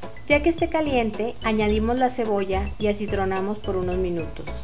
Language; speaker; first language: Spanish; native; Spanish